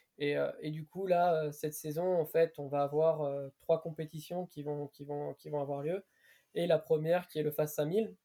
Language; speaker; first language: French; native; French